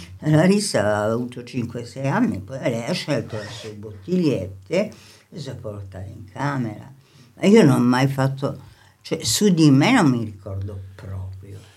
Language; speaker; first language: Italian; native; Italian